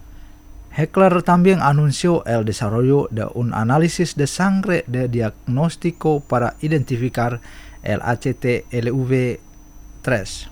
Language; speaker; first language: Spanish; non-native, fluent; Indonesian